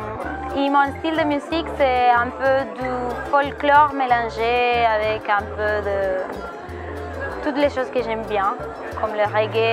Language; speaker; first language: French; non-native, fluent; Spanish